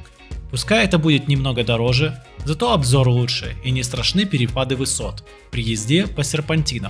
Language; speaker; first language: Russian; native; Russian